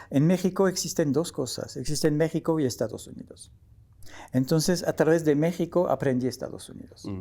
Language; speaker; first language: Spanish; non-native, fluent; French